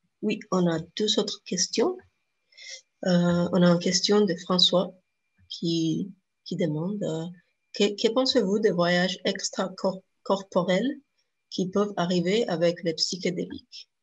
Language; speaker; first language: French; non-native, fluent; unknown